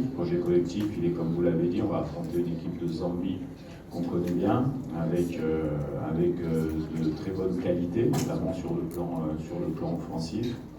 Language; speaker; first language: French; native; French